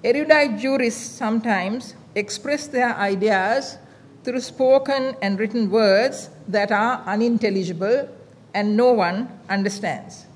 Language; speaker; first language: English; non-native, local second language; Sinhala